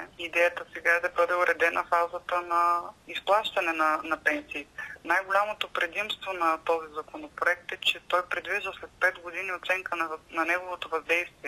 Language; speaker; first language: Bulgarian; native; Bulgarian